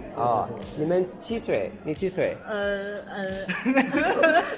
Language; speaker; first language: Chinese; non-native, learner; Turkish